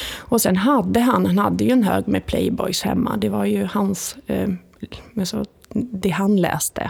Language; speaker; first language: Swedish; early bilingual, other home language; Italian